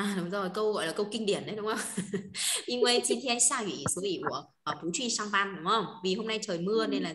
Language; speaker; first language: Vietnamese; native; Vietnamese